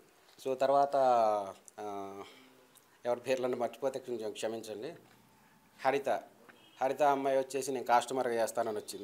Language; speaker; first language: Telugu; native; Telugu